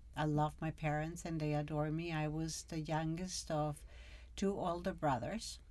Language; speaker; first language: English; early bilingual, other home language; Spanish